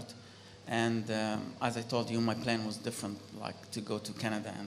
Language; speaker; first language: English; non-native, fluent; Arabic